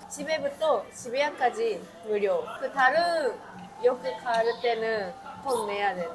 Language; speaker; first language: Korean; non-native, learner; Japanese